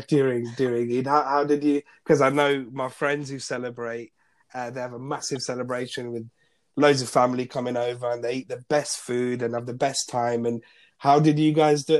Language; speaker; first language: English; non-native, local second language; Gujarati